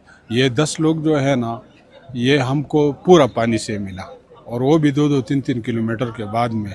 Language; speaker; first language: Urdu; non-native, fluent; Pashto